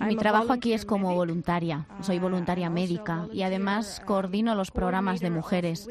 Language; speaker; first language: Spanish; native; Spanish